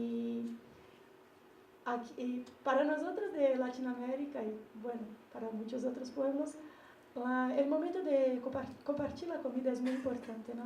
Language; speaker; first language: Spanish; non-native, learner; Portuguese